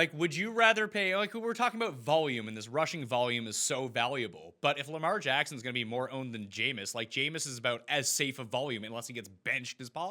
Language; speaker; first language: English; native; English